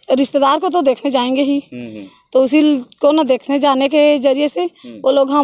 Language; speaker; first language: Hindi; native; Hindi